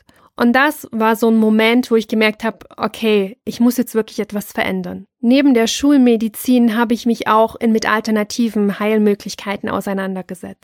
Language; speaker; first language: German; native; German